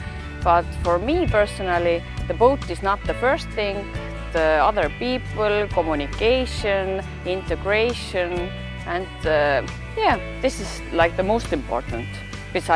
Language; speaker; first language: English; non-native, learner; Estonian